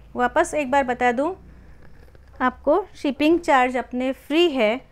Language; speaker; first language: Hindi; non-native, local second language; Marathi